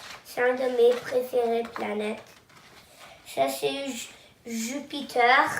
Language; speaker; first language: French; non-native, local second language; English